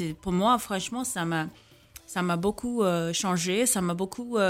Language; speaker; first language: French; non-native, fluent; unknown